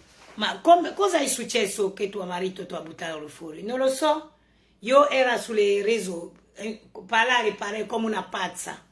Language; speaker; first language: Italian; non-native, learner; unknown